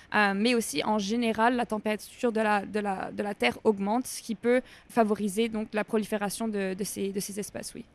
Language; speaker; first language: French; native; French